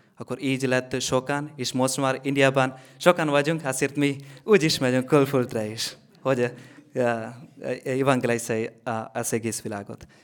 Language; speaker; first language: Hungarian; non-native, learner; Malayalam